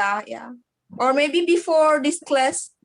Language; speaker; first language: English; non-native, learner; Indonesian